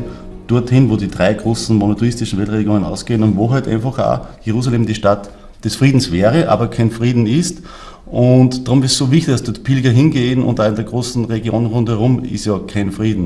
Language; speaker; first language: German; native; German